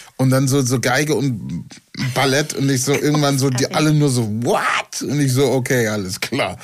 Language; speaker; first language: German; early bilingual, other home language; Ewe